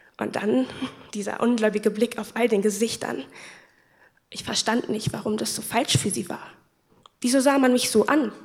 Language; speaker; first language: German; native; German